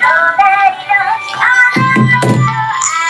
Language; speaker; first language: Korean; non-native, fluent; Japanese